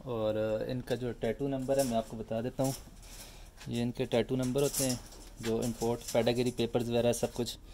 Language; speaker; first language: Urdu; non-native, local second language; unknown